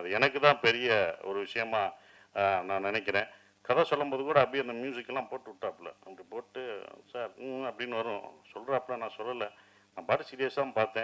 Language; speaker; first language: Tamil; native; Tamil